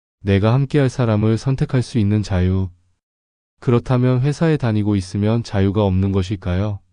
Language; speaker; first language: Korean; native; Korean